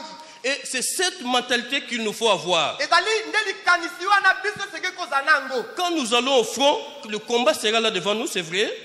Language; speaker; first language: French; non-native, local second language; Lingala